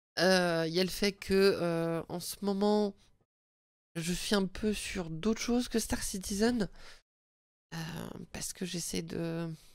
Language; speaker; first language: French; native; French